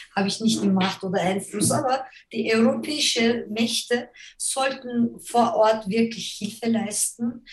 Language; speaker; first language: German; non-native, fluent; Turkish